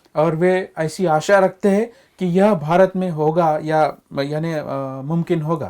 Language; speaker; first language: Hindi; non-native, local second language; Marathi